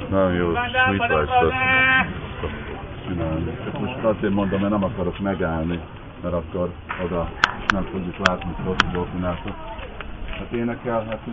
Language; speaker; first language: Hungarian; non-native, learner; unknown